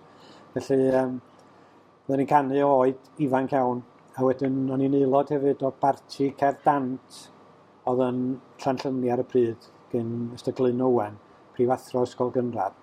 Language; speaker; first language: Welsh; native; Welsh